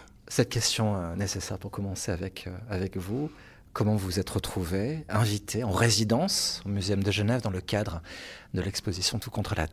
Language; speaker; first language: French; native; French